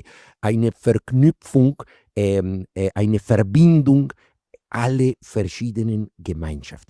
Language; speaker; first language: German; non-native, fluent; Spanish